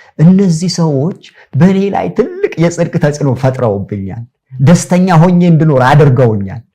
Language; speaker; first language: Amharic; non-native, local second language; Sebat Bet Gurage